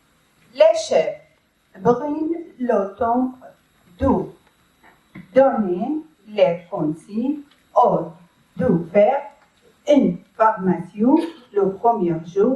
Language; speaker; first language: French; non-native, learner; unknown